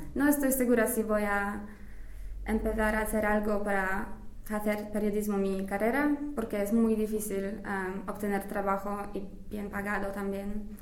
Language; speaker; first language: Spanish; non-native, fluent; English